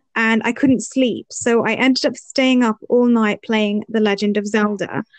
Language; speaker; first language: English; early bilingual, other home language; Arabic